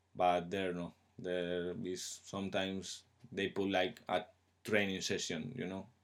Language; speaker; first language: English; non-native, learner; Spanish